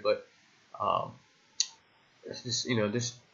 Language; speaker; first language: English; native; English